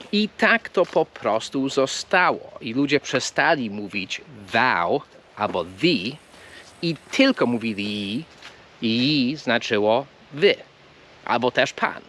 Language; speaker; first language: Polish; non-native, fluent; English